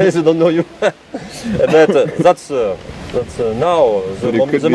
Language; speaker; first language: English; non-native, learner; French